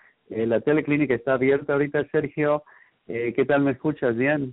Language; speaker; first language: Spanish; native; Spanish